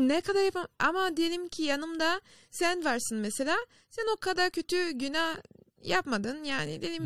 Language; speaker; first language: Turkish; non-native, fluent; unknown